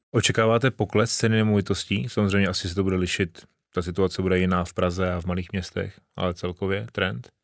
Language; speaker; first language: Czech; native; Czech